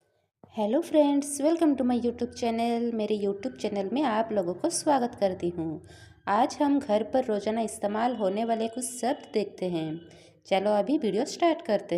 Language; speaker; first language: Hindi; non-native, local second language; Odia